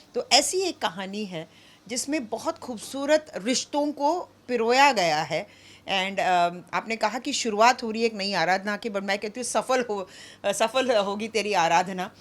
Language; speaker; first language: Hindi; non-native, local second language; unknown